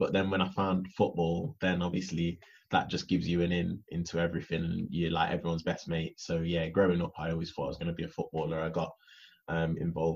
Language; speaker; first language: English; native; English